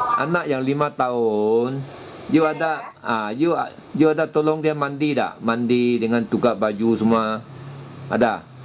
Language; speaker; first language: Malay; non-native, local second language; Chinese